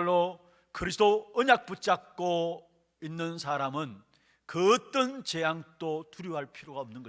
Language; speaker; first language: Korean; native; Korean